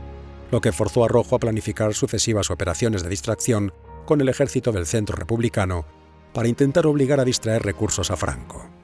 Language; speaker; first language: Spanish; native; Spanish